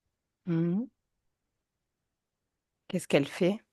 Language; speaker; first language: French; native; French